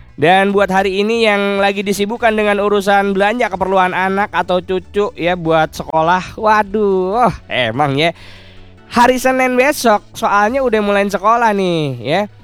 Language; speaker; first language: Indonesian; native; Indonesian